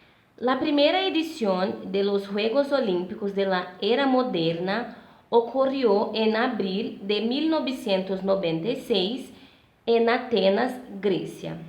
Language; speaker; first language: Spanish; non-native, fluent; Portuguese